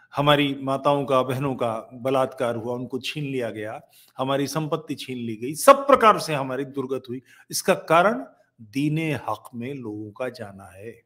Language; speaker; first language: Hindi; native; Hindi